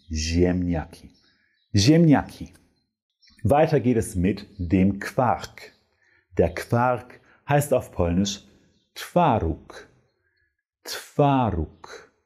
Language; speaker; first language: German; non-native, fluent; Polish